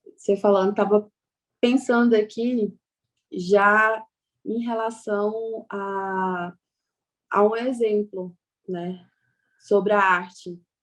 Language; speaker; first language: Portuguese; non-native, local second language; Kayapó